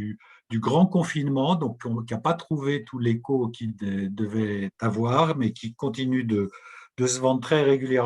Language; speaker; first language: French; native; French